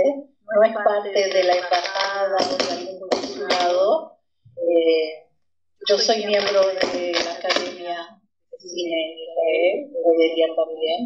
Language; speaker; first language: Spanish; non-native, fluent; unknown